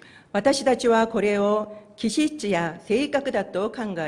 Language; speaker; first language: Japanese; non-native, fluent; Korean